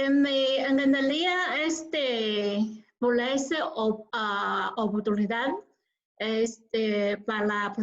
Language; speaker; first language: Spanish; non-native, learner; Chinese